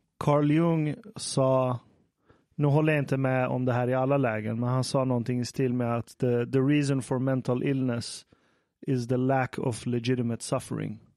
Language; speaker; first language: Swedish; early bilingual, other home language; Persian